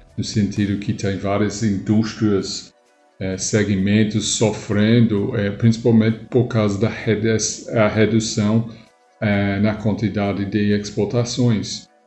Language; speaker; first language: Portuguese; non-native, fluent; English